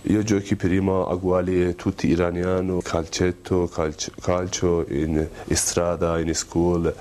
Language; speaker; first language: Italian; non-native, learner; Persian